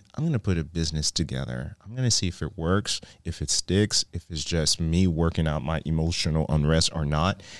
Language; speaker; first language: English; non-native, fluent; Haitian Creole